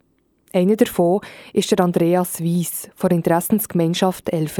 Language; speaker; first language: German; native; German